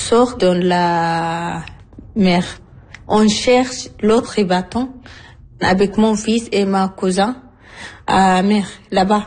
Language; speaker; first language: French; non-native, learner; Arabic